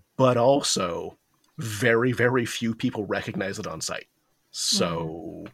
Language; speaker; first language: English; early bilingual, other home language; Japanese